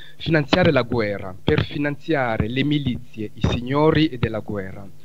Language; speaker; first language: Italian; non-native, fluent; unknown